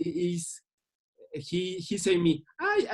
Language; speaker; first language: English; non-native, learner; Spanish